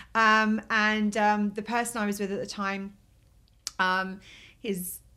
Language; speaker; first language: English; native; English